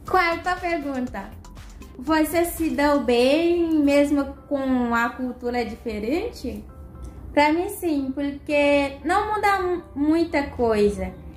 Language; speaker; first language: Portuguese; non-native, fluent; Haitian Creole